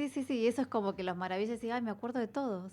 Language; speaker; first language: Spanish; native; Spanish